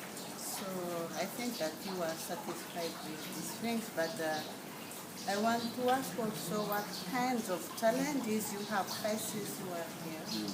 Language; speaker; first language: English; non-native, fluent; Malagasy